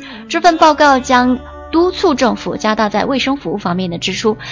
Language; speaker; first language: Chinese; native; Chinese